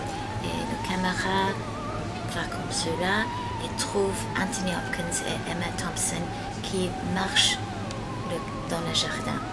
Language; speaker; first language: French; non-native, fluent; English